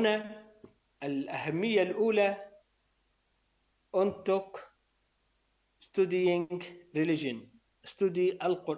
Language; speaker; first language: Indonesian; non-native, learner; Arabic